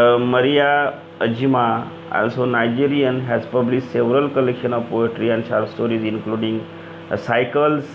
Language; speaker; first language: English; non-native, local second language; Marathi